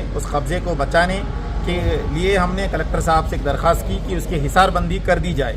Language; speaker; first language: Urdu; native; Urdu